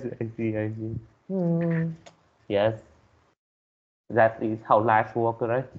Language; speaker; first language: English; non-native, learner; Vietnamese